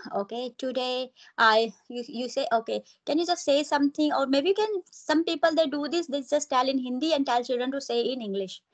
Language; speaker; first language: English; non-native, local second language; Hindi